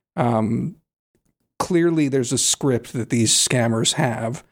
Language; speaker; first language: English; native; English